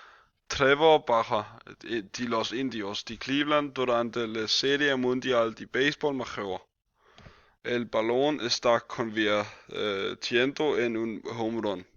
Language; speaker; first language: Spanish; non-native, learner; Danish